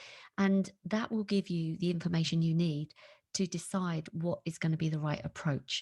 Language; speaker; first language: English; native; English